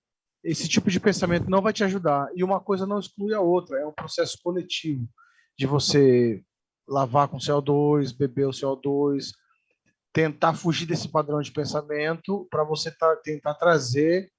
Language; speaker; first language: Portuguese; native; Portuguese